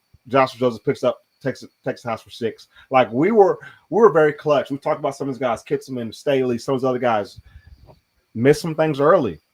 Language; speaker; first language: English; native; English